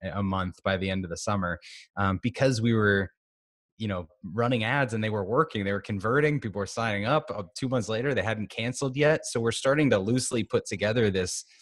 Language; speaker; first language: English; native; English